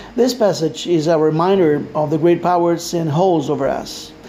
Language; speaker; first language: English; non-native, fluent; Spanish